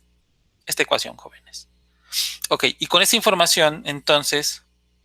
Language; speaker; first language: Spanish; native; Spanish